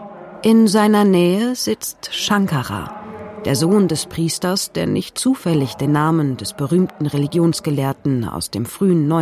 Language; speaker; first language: German; native; German